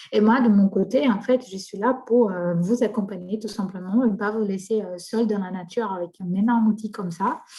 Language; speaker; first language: French; non-native, fluent; Portuguese